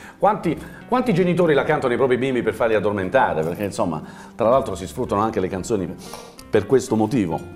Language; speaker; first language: Italian; native; Italian